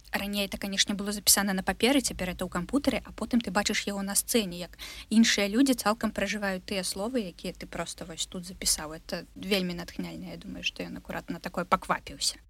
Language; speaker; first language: Belarusian; non-native, local second language; Russian